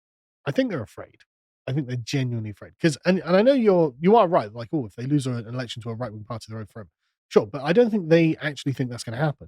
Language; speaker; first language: English; native; English